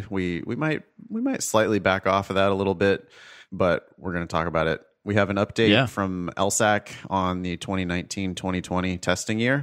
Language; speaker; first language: English; native; English